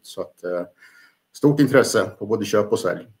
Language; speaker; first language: Swedish; native; Swedish